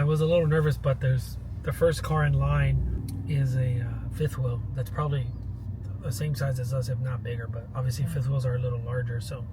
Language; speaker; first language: English; native; English